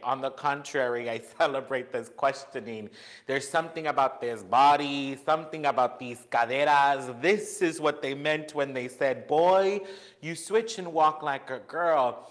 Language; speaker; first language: English; early bilingual, other home language; Spanish